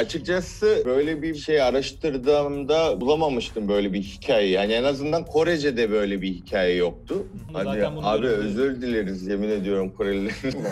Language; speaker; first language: Turkish; non-native, fluent; Korean